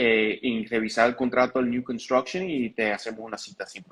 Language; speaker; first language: Spanish; early bilingual, heritage; Spanish